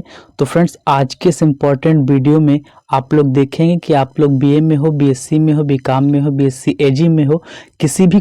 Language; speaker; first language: Hindi; native; Hindi